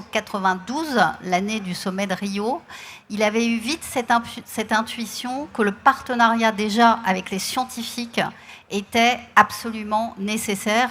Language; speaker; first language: French; native; French